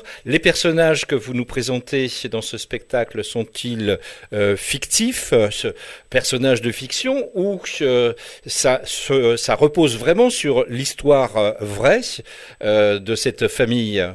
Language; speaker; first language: French; native; French